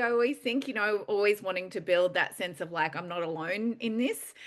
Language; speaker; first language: English; native; English